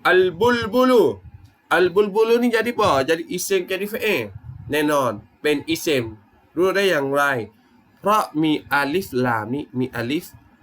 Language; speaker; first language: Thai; non-native, local second language; Malay